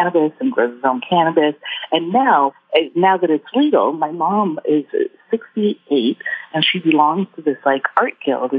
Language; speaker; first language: English; early bilingual, other home language; Hebrew